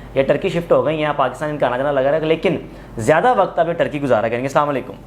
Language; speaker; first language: Urdu; native; Urdu